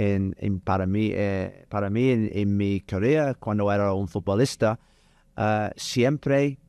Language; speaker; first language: Spanish; non-native, learner; English